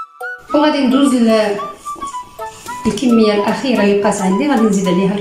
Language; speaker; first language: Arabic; native; Arabic